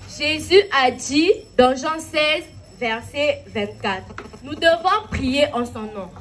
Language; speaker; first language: French; non-native, local second language; Lingala